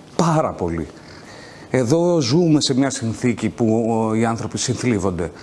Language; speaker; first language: Greek; native; Greek